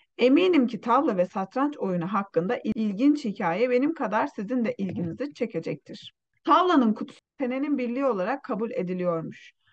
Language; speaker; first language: Turkish; non-native, fluent; Uyghur